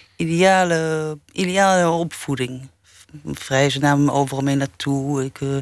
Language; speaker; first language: Dutch; early bilingual, other home language; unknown